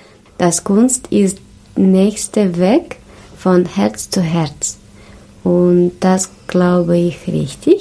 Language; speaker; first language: German; non-native, learner; Russian